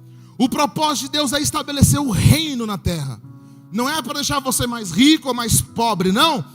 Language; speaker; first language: Portuguese; native; Portuguese